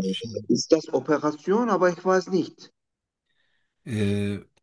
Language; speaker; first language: German; non-native, learner; Turkish